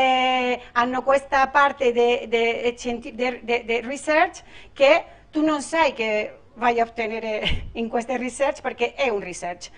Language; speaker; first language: Italian; non-native, learner; Spanish